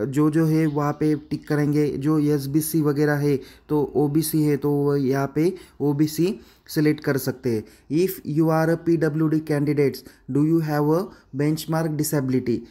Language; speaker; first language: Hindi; non-native, local second language; Marathi